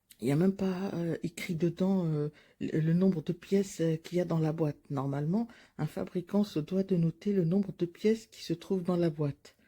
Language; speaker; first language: French; non-native, fluent; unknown